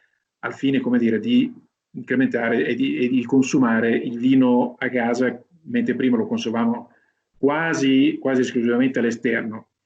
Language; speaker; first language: Italian; native; Italian